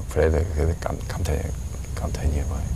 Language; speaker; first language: Vietnamese; non-native, learner; English